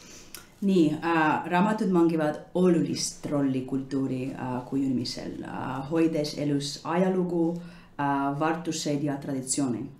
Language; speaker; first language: Estonian; non-native, learner; English